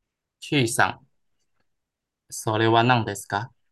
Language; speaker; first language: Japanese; non-native, learner; Chinese